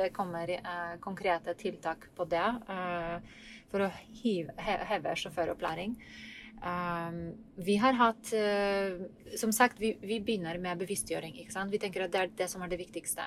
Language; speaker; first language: Norwegian; non-native, fluent; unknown